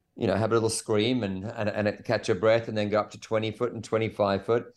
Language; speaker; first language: English; native; English